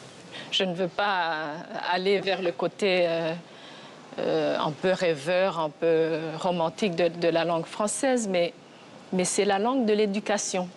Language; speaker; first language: French; non-native, local second language; Kinyarwanda